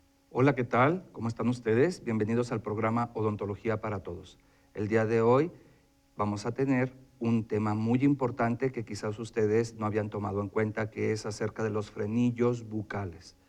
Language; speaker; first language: Spanish; native; Spanish